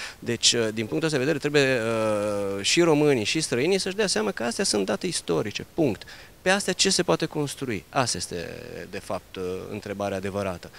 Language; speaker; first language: Romanian; early bilingual, heritage; Romanian